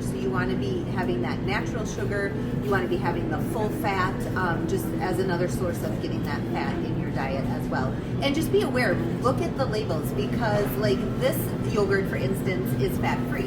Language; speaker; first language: English; native; English